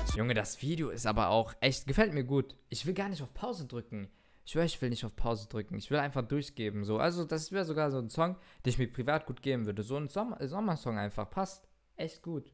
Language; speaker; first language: German; early bilingual, other home language; Turkish